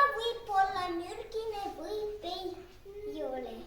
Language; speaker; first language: Estonian; non-native, local second language; Russian